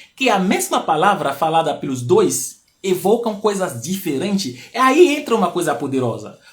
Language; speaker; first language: Portuguese; non-native, fluent; Fon